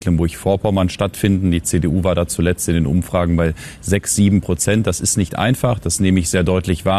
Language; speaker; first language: German; native; German